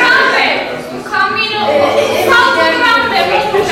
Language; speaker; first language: Italian; non-native, fluent; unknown